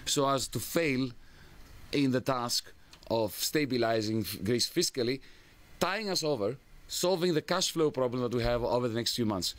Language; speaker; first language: English; non-native, fluent; Greek